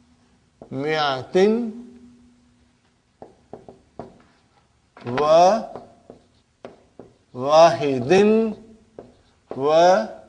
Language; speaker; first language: Arabic; non-native, fluent; English